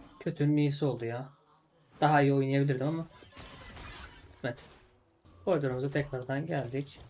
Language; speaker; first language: Turkish; native; Turkish